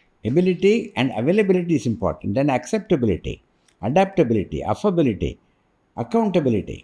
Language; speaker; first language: English; non-native, local second language; Tamil